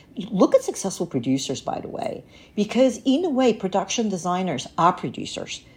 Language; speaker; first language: English; early bilingual, other home language; Bulgarian